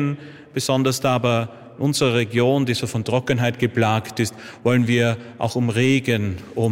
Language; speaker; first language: German; native; German